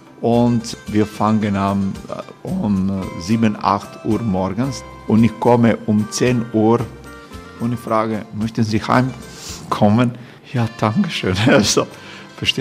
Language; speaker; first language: German; non-native, fluent; Croatian